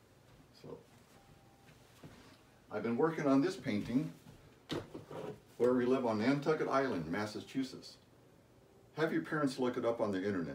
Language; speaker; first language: English; native; English